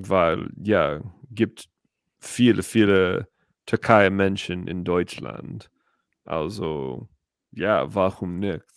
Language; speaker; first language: German; non-native, learner; English